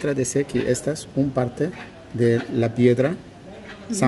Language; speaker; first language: Spanish; non-native, learner; Arabic